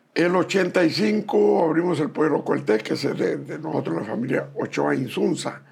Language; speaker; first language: Spanish; native; Spanish